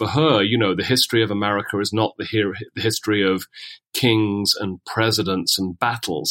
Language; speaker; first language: English; native; English